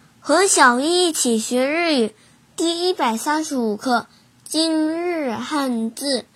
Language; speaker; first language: Chinese; early bilingual, heritage; Chinese